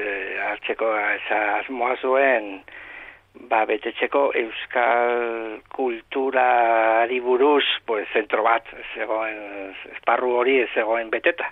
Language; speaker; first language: Basque; non-native, local second language; Spanish